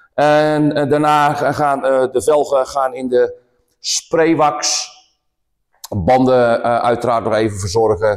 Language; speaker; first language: Dutch; native; Dutch